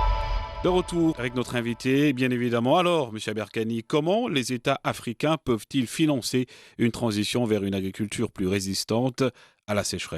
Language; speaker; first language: French; non-native, local second language; Arabic